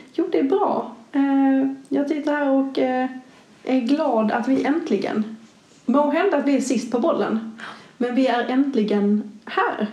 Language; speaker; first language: Swedish; native; Swedish